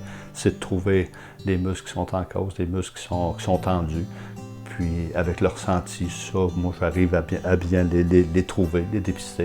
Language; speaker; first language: French; native; French